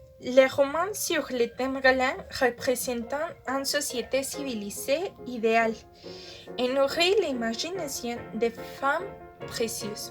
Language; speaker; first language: French; non-native, learner; Spanish